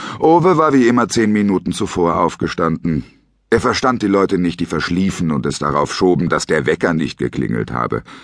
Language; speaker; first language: German; native; German